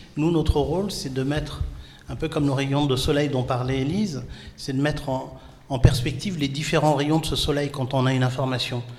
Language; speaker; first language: French; non-native, local second language; Arabic